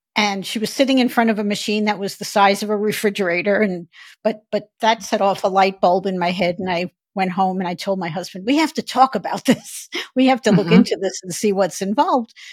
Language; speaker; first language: English; native; English